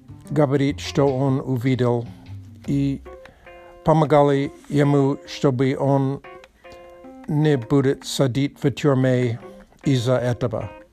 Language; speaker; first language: Russian; non-native, learner; English